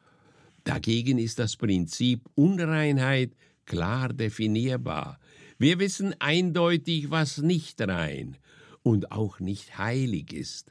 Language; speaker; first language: German; native; German